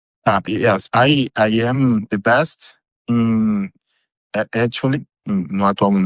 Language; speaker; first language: English; non-native, learner; Portuguese